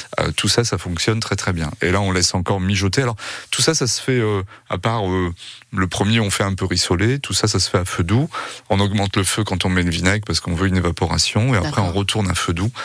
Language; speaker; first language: French; native; French